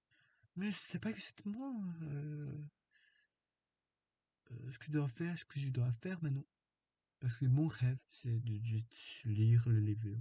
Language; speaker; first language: French; non-native, fluent; Korean